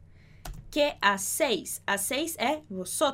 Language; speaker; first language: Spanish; non-native, fluent; Portuguese